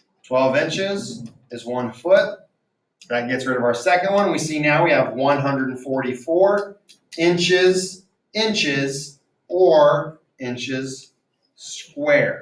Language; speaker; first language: English; native; English